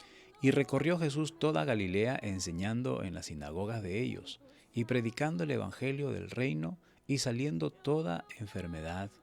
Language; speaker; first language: Spanish; native; Spanish